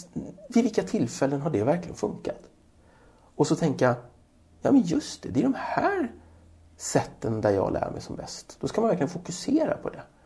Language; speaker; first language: Swedish; native; Swedish